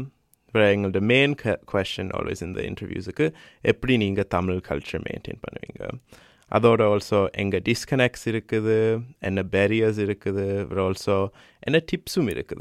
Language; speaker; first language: Tamil; early bilingual, heritage; Tamil